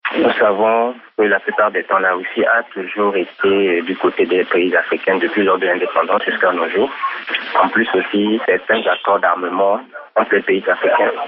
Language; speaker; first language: French; non-native, local second language; Ewe